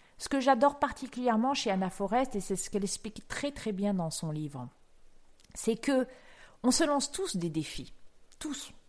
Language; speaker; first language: French; native; French